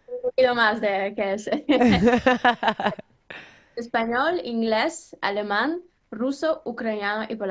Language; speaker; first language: Spanish; non-native, learner; Ukrainian